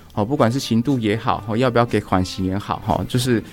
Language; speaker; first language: Chinese; native; Chinese